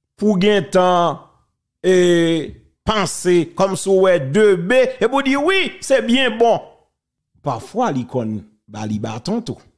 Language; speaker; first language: French; non-native, local second language; Haitian Creole